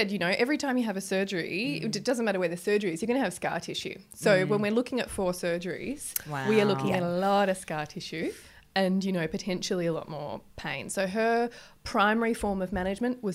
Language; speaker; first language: English; native; English